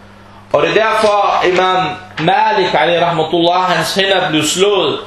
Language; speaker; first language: Danish; early bilingual, other home language; Arabic